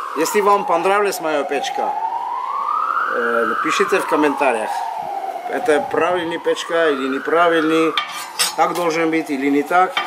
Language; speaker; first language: Russian; non-native, fluent; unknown